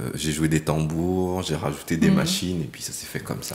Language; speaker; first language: French; native; French